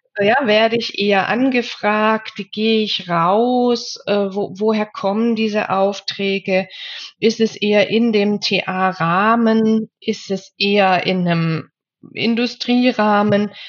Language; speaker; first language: German; native; German